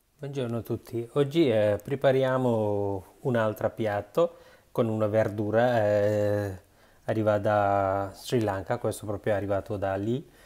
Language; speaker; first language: Italian; non-native, learner; Sinhala